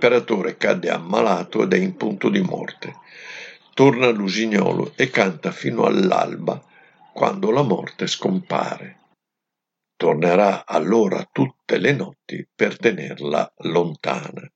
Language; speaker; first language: Italian; native; Italian